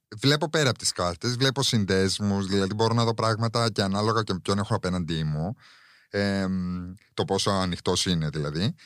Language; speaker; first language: Greek; early bilingual, heritage; Greek